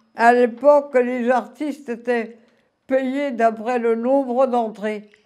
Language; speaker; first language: French; native; French